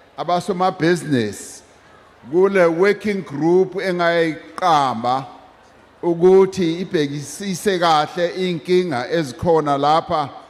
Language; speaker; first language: Zulu; non-native, local second language; Venda